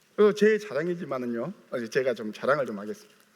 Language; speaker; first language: Korean; native; Korean